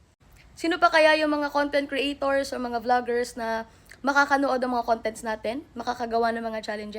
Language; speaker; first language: Filipino; native; Filipino